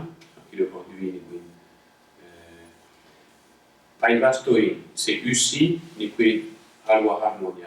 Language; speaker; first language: Finnish; non-native, fluent; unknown